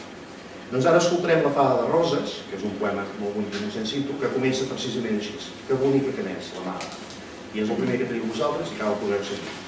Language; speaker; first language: Catalan; native; Catalan